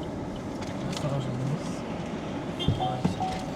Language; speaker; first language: Russian; non-native, local second language; Uzbek